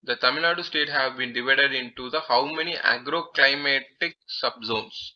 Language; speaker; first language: English; non-native, local second language; Tamil